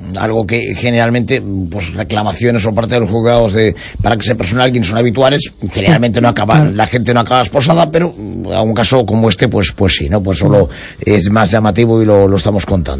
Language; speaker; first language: Spanish; native; Spanish